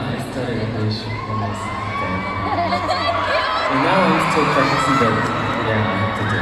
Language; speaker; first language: English; non-native, learner; Korean